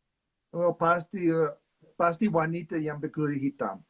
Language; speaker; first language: Indonesian; non-native, fluent; English